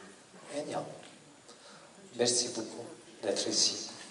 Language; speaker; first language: French; non-native, learner; Italian